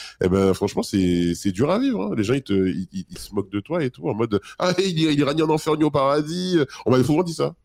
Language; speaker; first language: French; native; French